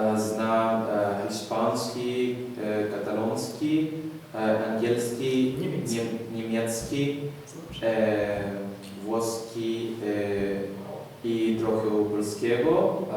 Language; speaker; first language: Polish; non-native, learner; Spanish